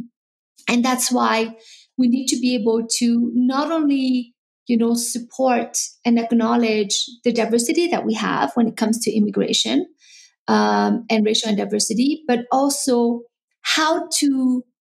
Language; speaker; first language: English; non-native, fluent; French